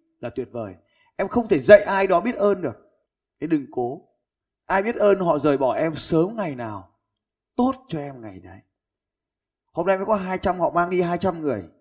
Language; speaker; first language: Vietnamese; native; Vietnamese